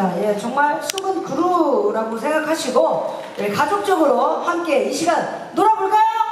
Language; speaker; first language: Korean; native; Korean